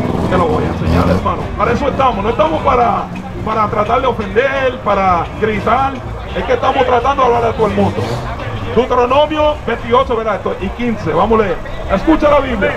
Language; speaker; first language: Spanish; early bilingual, other home language; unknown